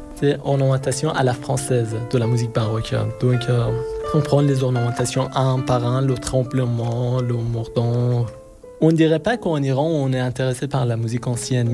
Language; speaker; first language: French; non-native, fluent; Persian